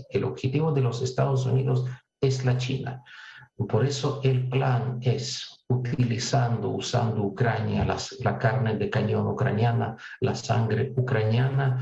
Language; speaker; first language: Spanish; non-native, fluent; Russian